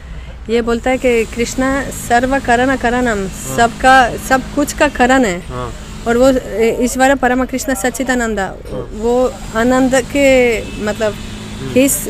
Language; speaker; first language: Hindi; non-native, fluent; Spanish